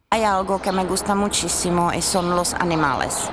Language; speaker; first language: Spanish; non-native, learner; Czech